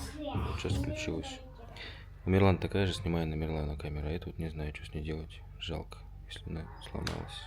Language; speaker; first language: Russian; native; Russian